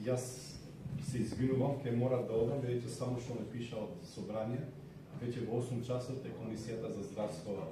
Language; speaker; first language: Macedonian; non-native, local second language; Albanian